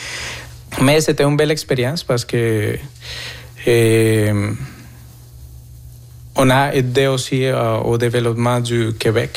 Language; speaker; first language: French; non-native, fluent; Spanish